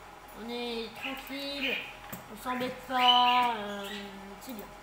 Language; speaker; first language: French; native; French